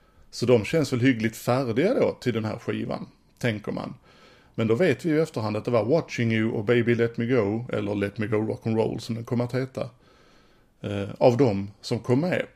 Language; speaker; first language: Swedish; native; Swedish